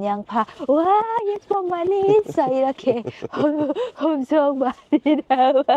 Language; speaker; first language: Korean; non-native, learner; Thai